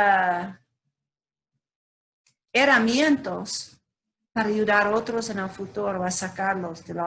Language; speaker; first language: Spanish; non-native, learner; English